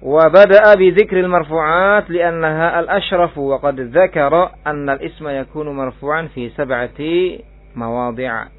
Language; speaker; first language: Arabic; non-native, fluent; Indonesian